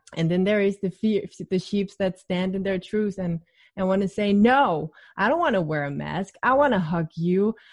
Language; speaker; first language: English; non-native, fluent; Danish